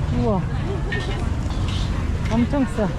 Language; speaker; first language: Korean; native; Korean